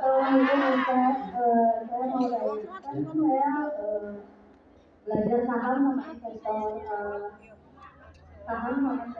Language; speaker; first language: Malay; non-native, local second language; Javanese